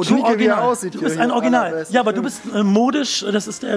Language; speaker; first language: German; native; German